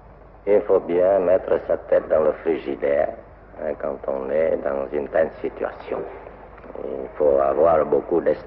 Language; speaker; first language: French; non-native, local second language; Vietnamese